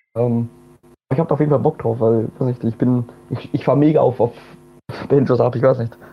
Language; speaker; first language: German; native; German